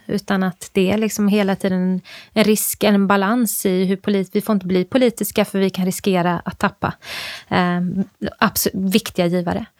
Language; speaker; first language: Swedish; native; Swedish